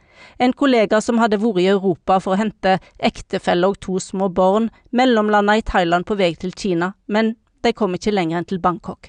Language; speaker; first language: Norwegian; native; Norwegian